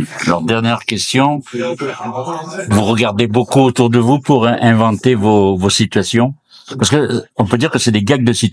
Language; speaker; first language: French; native; French